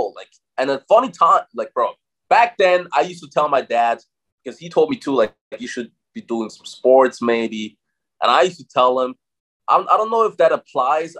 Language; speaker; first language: English; non-native, fluent; German